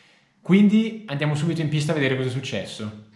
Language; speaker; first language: Italian; native; Italian